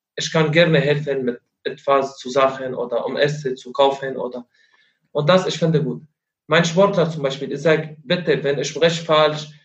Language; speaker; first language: German; non-native, fluent; Arabic